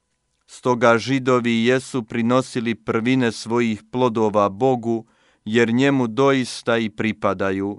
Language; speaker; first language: Croatian; native; Croatian